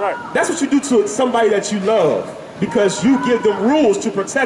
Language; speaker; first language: English; native; English